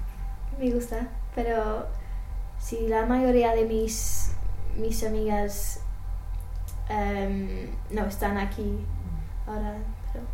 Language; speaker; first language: Spanish; non-native, learner; English